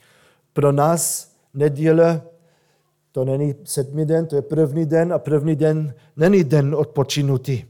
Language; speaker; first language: Czech; non-native, fluent; German